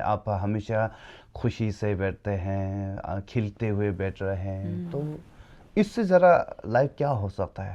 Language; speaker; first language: Hindi; non-native, local second language; Tibetan